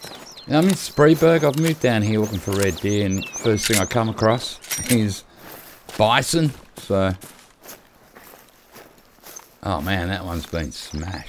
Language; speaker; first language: English; native; English